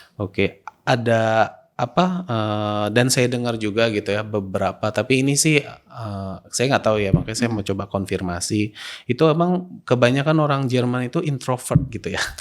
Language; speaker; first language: Indonesian; native; Indonesian